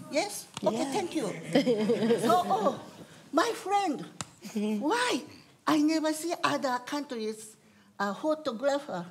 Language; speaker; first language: English; non-native, learner; Japanese